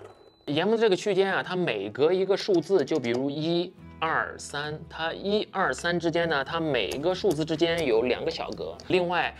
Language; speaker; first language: Chinese; native; Chinese